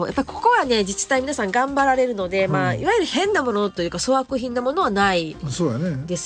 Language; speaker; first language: Japanese; native; Japanese